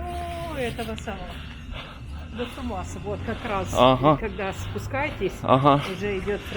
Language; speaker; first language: Russian; non-native, local second language; Romanian